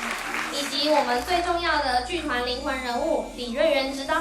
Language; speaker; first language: Chinese; native; Chinese